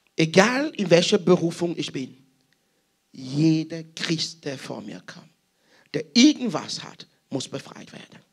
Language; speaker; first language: German; non-native, fluent; French